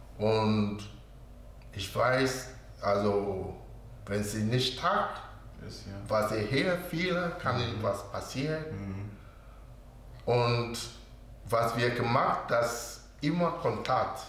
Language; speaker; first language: German; non-native, learner; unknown